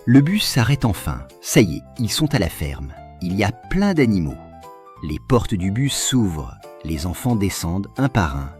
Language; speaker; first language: French; native; French